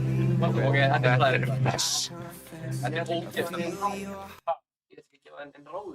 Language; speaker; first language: Icelandic; native; Icelandic